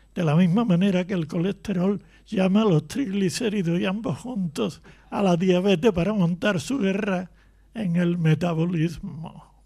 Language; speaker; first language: Spanish; native; Spanish